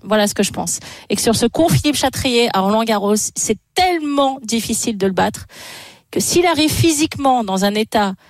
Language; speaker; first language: French; native; French